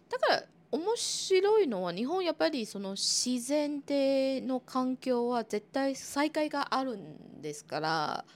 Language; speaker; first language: Japanese; non-native, fluent; Chinese